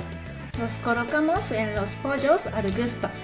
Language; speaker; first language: Spanish; non-native, learner; Japanese